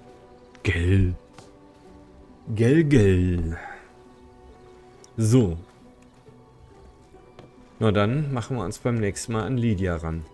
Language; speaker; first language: German; native; German